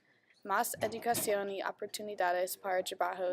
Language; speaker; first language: Spanish; non-native, learner; English